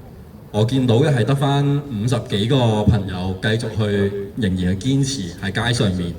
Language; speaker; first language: Cantonese; native; Cantonese